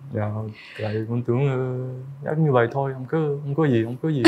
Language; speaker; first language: Vietnamese; early bilingual, heritage; French